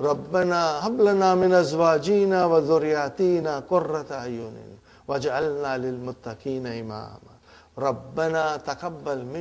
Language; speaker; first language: Arabic; non-native, fluent; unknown